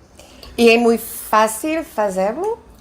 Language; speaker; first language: Portuguese; non-native, learner; English